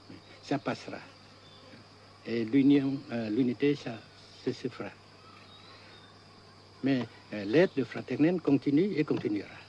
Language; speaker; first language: French; non-native, fluent; Vietnamese